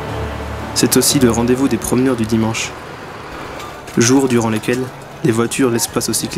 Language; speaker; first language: French; native; French